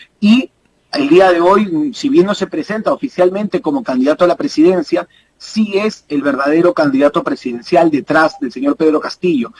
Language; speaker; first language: Spanish; native; Spanish